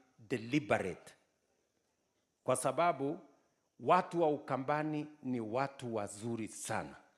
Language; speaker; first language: Swahili; non-native, local second language; Kalenjin